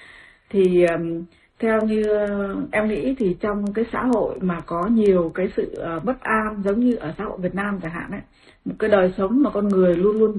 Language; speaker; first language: Vietnamese; native; Vietnamese